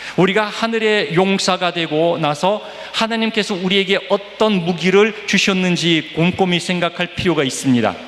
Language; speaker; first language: Korean; non-native, fluent; Russian